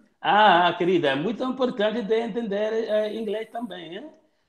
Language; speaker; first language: Portuguese; non-native, learner; English